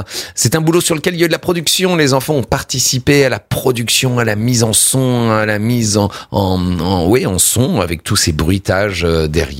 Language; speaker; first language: French; native; French